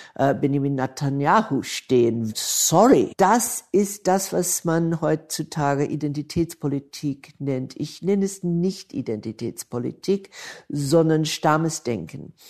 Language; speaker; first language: German; non-native, fluent; English